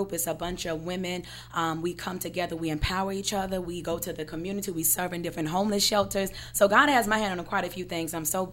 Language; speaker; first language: English; native; English